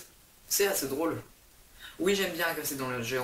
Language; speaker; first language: French; native; French